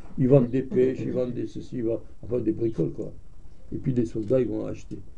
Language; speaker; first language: French; non-native, fluent; Armenian